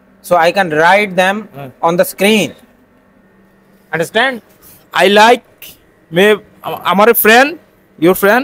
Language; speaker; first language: English; non-native, learner; Urdu